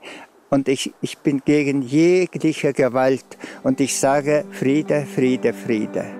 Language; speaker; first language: German; non-native, fluent; Tuvinian